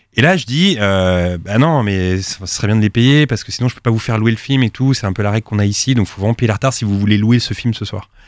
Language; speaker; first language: French; native; French